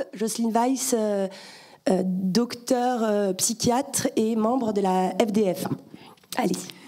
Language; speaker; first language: French; native; French